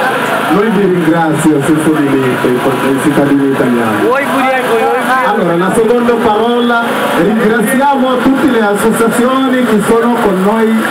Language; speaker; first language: Italian; non-native, learner; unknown